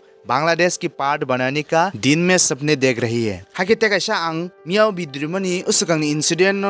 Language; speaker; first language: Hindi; non-native, local second language; Kok Borok